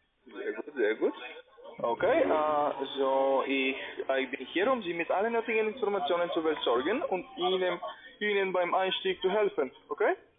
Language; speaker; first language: German; non-native, learner; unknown